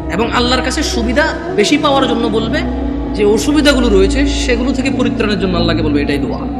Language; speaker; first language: Bangla; early bilingual, heritage; Bangla